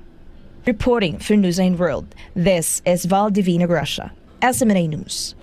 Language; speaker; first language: English; non-native, local second language; Filipino